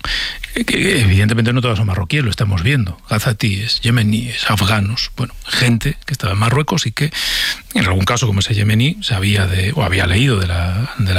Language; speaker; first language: Spanish; native; Spanish